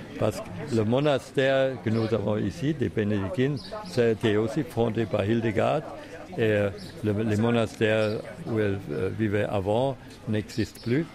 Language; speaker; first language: French; non-native, fluent; German